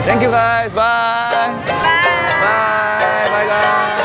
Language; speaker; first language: English; non-native, learner; Korean